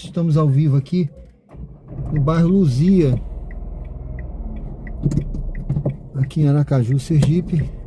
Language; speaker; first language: Portuguese; native; Portuguese